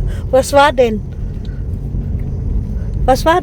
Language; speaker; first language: German; non-native, fluent; Filipino